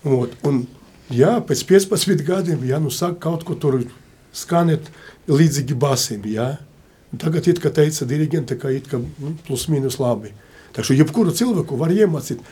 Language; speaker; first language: Latvian; non-native, local second language; Russian